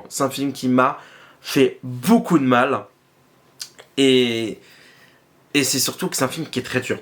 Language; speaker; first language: French; native; French